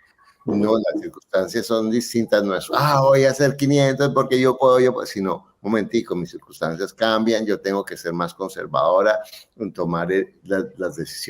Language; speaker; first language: Spanish; native; Spanish